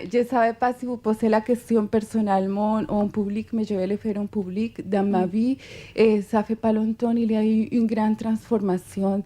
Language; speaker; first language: French; non-native, fluent; Spanish